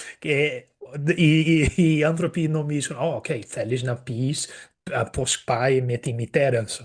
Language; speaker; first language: Greek; non-native, fluent; Portuguese